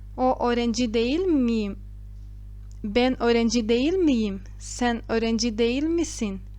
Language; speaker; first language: Turkish; non-native, fluent; Portuguese